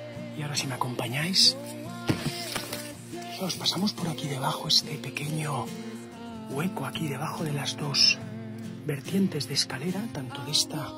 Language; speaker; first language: Spanish; native; Spanish